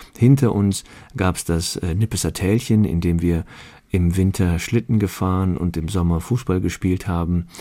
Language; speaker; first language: German; early bilingual, other home language; Turkish